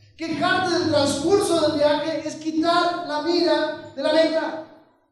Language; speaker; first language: Spanish; early bilingual, heritage; Spanish